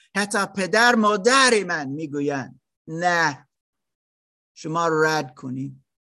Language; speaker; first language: Persian; non-native, learner; German